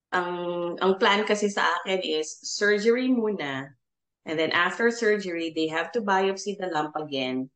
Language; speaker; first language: English; non-native, local second language; Filipino